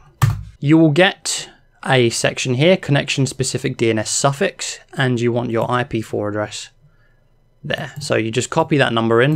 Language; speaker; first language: English; native; English